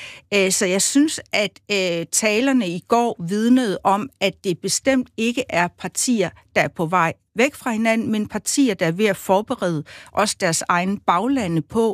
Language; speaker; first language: Danish; native; Danish